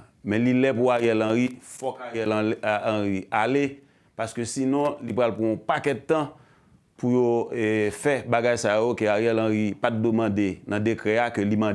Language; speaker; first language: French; non-native, local second language; Haitian Creole